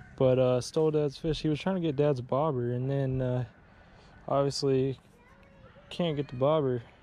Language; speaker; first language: English; native; English